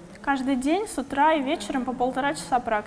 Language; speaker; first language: Russian; native; Russian